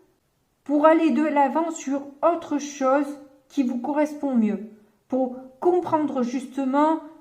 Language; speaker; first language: French; native; French